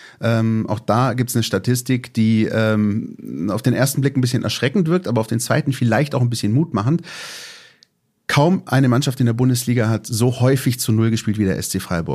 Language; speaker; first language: German; native; German